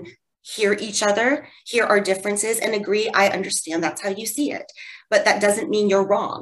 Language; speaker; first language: English; native; English